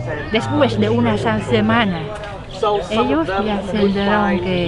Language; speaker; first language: Spanish; non-native, fluent; Vietnamese